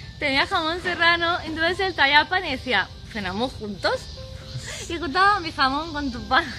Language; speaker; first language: Spanish; native; Spanish